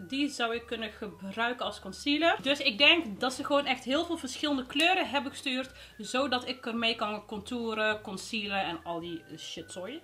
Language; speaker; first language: Dutch; early bilingual, other home language; Arabic